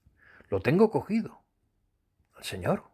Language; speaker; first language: Spanish; native; Spanish